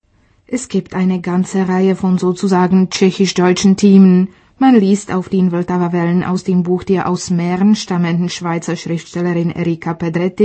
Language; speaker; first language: German; native; German